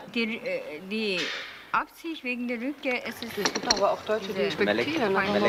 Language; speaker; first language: German; non-native, fluent; Turkish